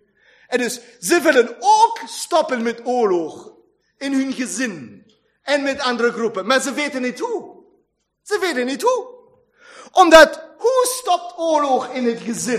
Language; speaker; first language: Dutch; non-native, fluent; German